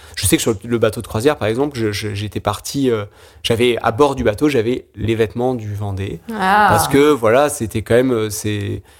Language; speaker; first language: French; native; French